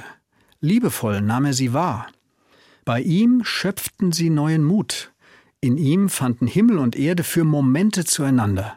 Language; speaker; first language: German; native; German